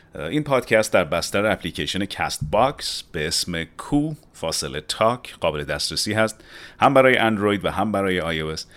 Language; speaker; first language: Persian; native; Persian